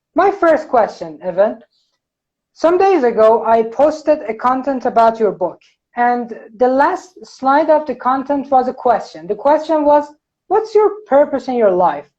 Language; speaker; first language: English; non-native, fluent; Persian